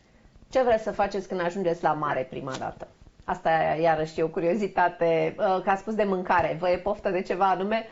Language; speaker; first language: Romanian; native; Romanian